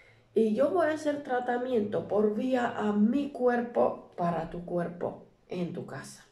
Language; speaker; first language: Spanish; non-native, learner; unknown